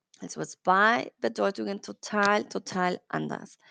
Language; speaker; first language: German; non-native, learner; Spanish